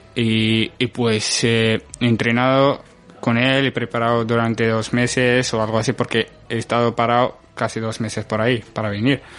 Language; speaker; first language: Spanish; non-native, fluent; Arabic